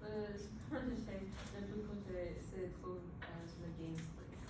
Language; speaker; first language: French; non-native, learner; English